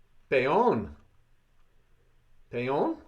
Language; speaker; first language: Spanish; non-native, learner; English